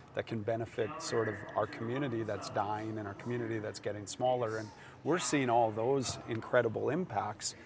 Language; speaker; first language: English; native; English